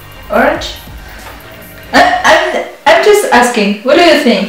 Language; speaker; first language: English; non-native, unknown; Spanish